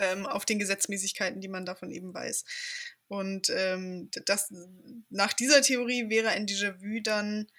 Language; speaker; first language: German; native; German